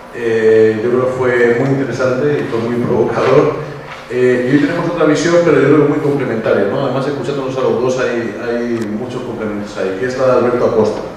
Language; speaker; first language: Spanish; native; Spanish